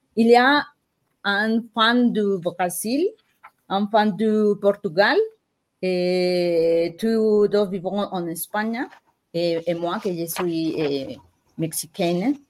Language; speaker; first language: French; non-native, learner; Spanish